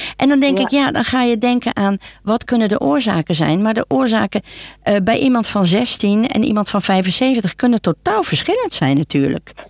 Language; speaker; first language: Dutch; native; Dutch